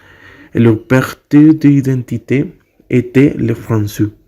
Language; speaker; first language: French; non-native, learner; Spanish